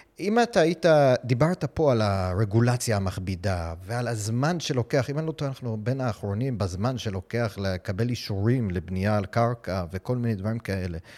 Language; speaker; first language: Hebrew; non-native, fluent; English